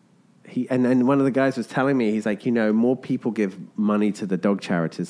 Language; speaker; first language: English; native; English